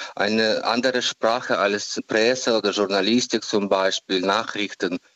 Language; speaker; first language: German; non-native, learner; Ukrainian